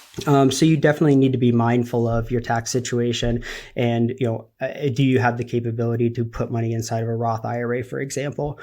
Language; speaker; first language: English; native; English